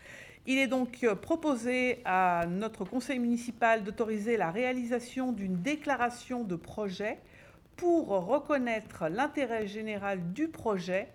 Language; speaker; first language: French; native; French